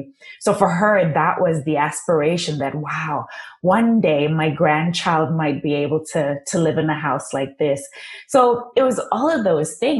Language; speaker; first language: English; non-native, local second language; Shona